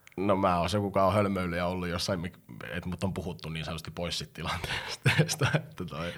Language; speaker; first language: Finnish; native; Finnish